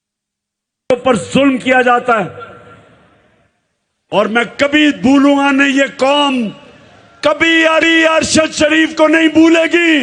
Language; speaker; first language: Urdu; native; Urdu